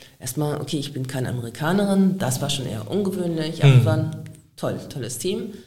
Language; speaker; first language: German; native; German